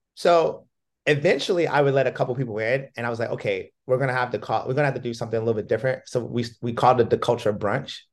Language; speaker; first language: English; native; English